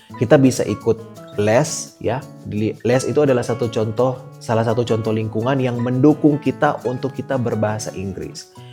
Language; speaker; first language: Indonesian; native; Indonesian